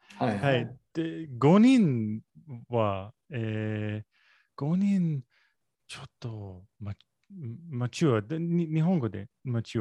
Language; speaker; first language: Japanese; non-native, learner; English